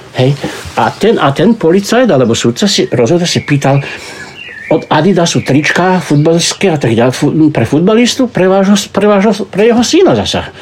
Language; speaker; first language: Slovak; early bilingual, heritage; Slovak